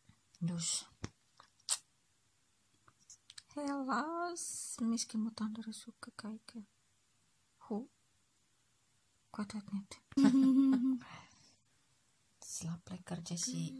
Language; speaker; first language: Dutch; non-native, learner; Indonesian